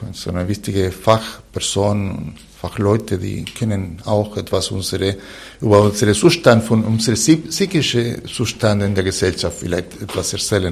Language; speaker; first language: German; non-native, fluent; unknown